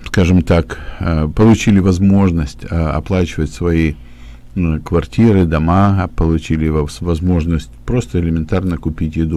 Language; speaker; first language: Russian; native; Russian